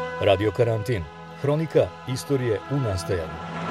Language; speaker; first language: Serbian; native; Serbian